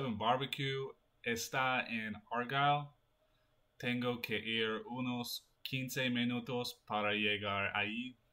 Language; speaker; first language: Spanish; non-native, learner; English